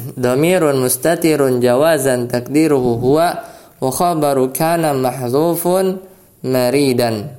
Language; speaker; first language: Arabic; non-native, fluent; Indonesian